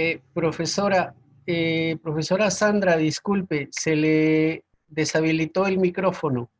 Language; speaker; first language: Spanish; native; Spanish